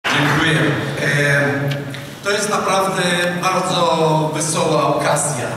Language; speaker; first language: Polish; non-native, fluent; Hebrew